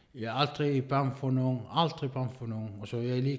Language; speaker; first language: Danish; non-native, local second language; Kalaallisut